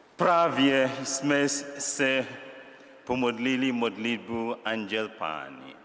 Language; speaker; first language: Czech; non-native, learner; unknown